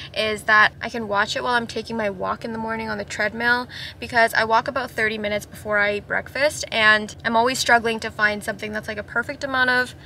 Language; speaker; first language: English; early bilingual, other home language; Japanese